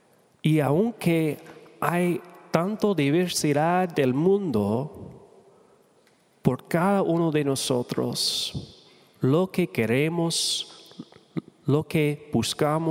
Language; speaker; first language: Spanish; non-native, fluent; English